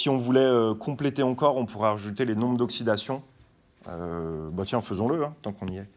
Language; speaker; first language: French; native; French